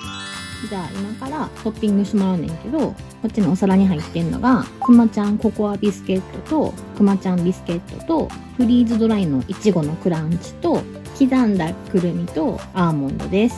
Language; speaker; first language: Japanese; native; Japanese